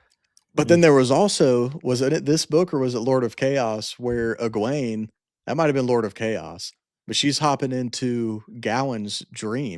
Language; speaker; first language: English; native; English